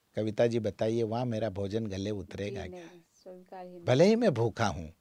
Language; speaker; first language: Hindi; native; Hindi